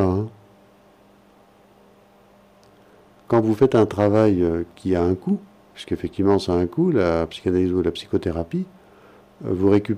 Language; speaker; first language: French; native; French